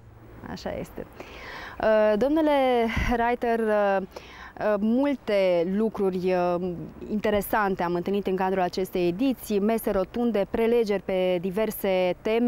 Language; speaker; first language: Romanian; native; Romanian